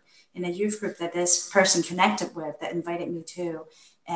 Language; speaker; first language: English; non-native, local second language; Cantonese